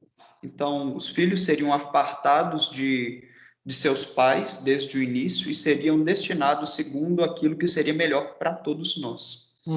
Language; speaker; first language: Portuguese; native; Portuguese